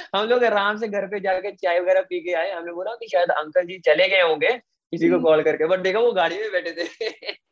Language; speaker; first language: Hindi; non-native, local second language; Punjabi